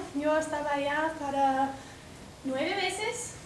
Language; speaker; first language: Spanish; non-native, learner; English